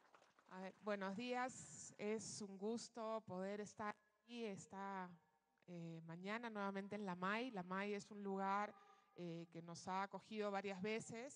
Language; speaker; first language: Spanish; native; Spanish